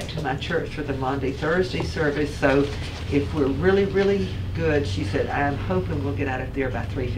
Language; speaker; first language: English; native; English